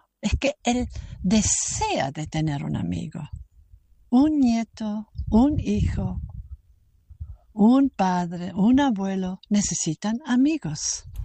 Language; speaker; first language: Spanish; non-native, fluent; German